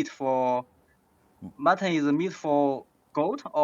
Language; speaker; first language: English; non-native, learner; Chinese